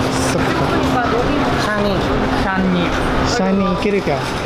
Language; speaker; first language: Japanese; non-native, fluent; Cebuano